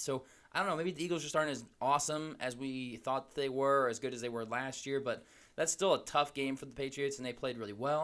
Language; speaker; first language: English; native; English